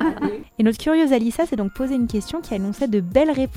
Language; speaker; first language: French; native; French